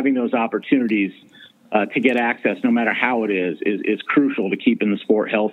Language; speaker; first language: English; native; English